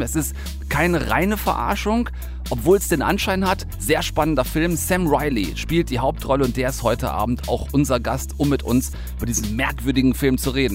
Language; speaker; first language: German; native; German